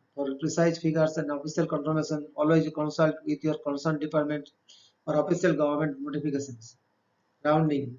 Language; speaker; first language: English; non-native, local second language; Bangla